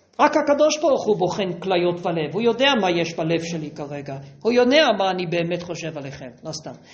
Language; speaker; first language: Hebrew; native; Hebrew